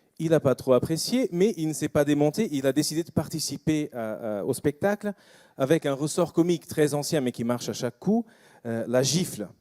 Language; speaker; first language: French; non-native, fluent; Portuguese